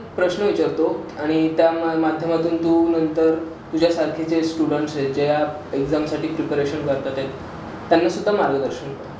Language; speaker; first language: Marathi; native; Marathi